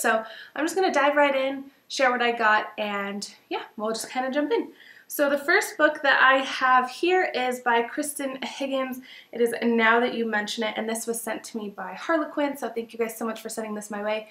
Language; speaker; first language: English; native; English